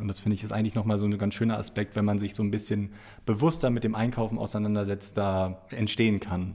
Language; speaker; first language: German; native; German